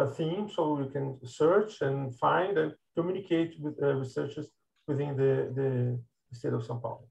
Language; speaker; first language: English; non-native, fluent; Portuguese